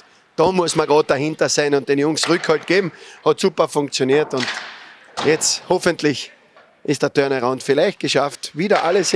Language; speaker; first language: German; native; German